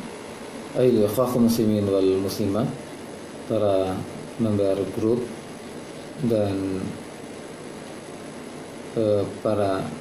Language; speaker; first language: Indonesian; native; Indonesian